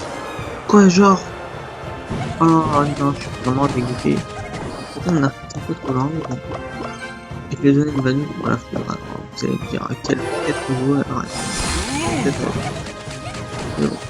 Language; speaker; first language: French; native; French